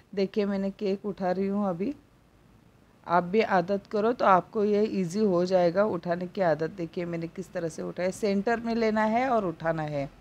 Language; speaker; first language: Hindi; non-native, local second language; Marathi